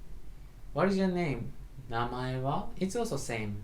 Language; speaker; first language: English; non-native, learner; Japanese